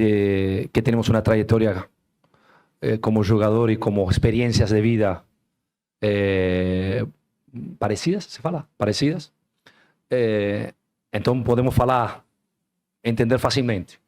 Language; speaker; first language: Portuguese; non-native, fluent; Spanish